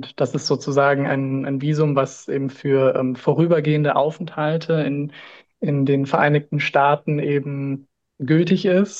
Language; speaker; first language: German; native; German